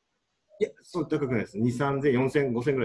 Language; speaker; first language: Japanese; native; Japanese